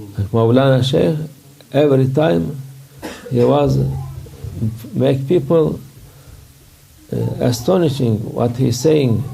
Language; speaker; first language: English; non-native, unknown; Turkish